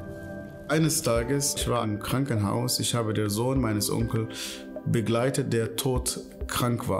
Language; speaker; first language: German; non-native, fluent; Arabic